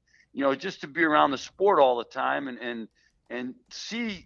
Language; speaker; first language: English; native; English